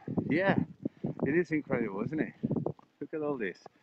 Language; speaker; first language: English; non-native, fluent; Spanish